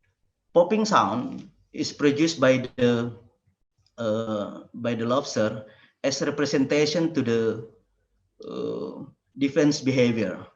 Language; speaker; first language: English; non-native, learner; Indonesian